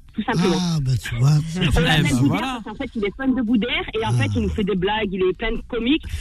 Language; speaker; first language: French; native; French